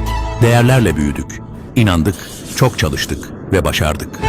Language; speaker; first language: Turkish; native; Turkish